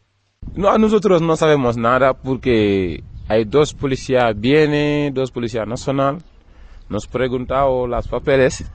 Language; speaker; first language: Spanish; non-native, learner; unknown